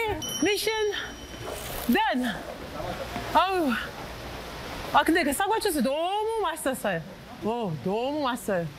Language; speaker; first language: Korean; non-native, learner; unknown